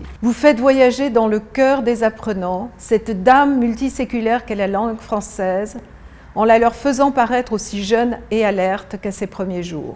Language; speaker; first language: French; native; French